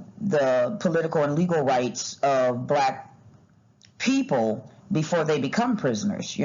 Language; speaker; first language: English; native; English